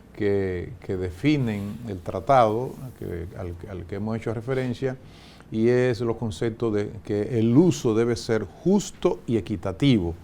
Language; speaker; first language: Spanish; native; Spanish